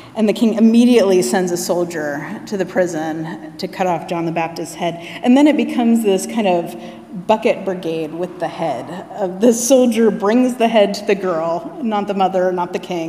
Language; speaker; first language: English; native; English